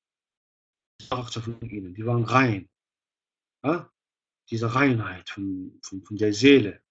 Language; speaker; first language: German; non-native, fluent; Arabic